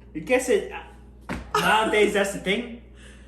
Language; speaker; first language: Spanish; early bilingual, heritage; English